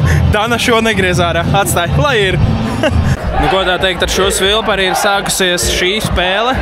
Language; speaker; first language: Latvian; native; Latvian